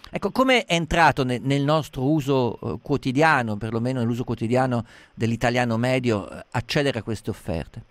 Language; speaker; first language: Italian; native; Italian